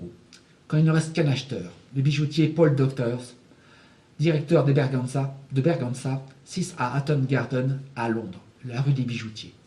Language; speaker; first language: French; native; French